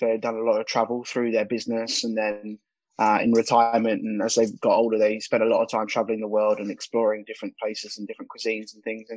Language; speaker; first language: English; native; English